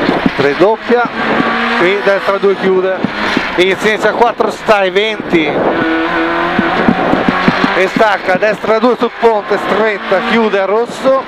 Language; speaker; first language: Italian; native; Italian